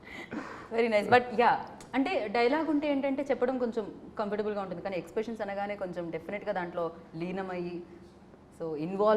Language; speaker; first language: Telugu; native; Telugu